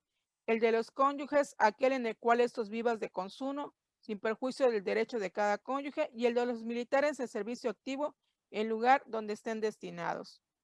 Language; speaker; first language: Spanish; native; Spanish